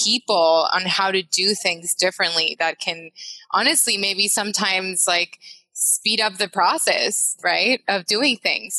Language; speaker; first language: English; non-native, fluent; Spanish